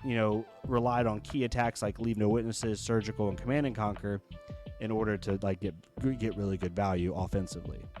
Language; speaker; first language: English; native; English